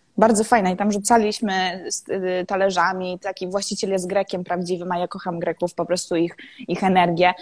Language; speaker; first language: Polish; native; Polish